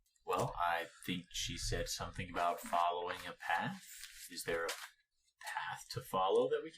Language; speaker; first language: English; native; English